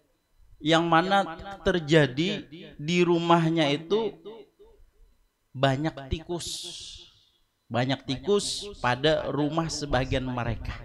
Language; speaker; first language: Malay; non-native, local second language; Banjar